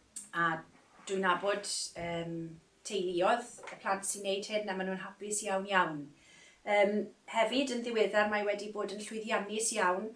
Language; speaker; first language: Welsh; native; Welsh